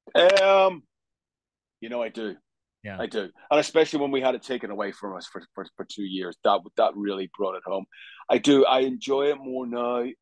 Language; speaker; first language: English; native; English